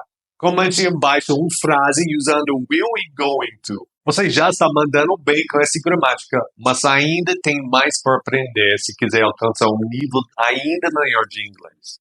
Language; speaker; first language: Portuguese; non-native, fluent; English